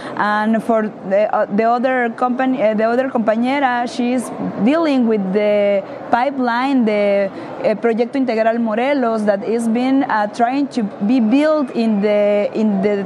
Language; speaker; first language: English; non-native, learner; Spanish